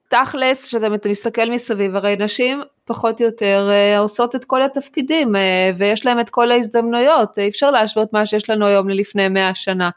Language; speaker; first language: Hebrew; native; Hebrew